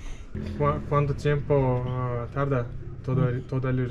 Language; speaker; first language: Spanish; non-native, learner; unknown